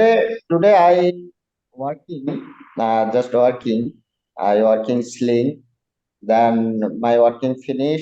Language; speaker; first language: English; non-native, learner; Bangla